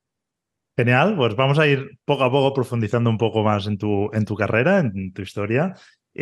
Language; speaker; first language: Spanish; native; Spanish